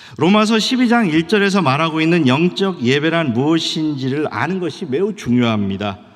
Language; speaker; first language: Korean; early bilingual, heritage; Korean